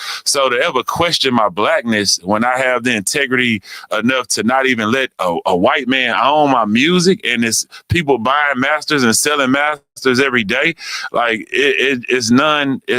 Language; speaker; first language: English; native; English